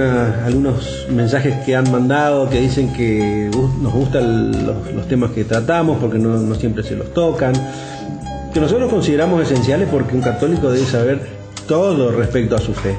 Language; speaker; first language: Spanish; native; Spanish